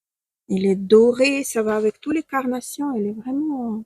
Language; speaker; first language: French; non-native, fluent; Ukrainian